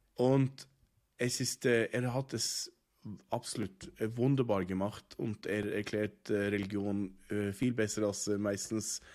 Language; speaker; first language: German; non-native, learner; Norwegian